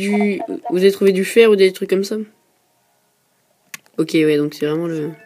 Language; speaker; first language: French; native; French